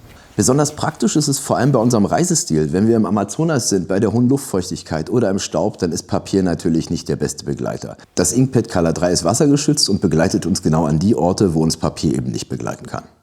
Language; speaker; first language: German; native; German